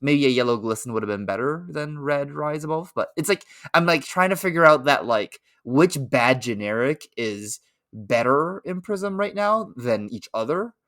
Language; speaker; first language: English; native; English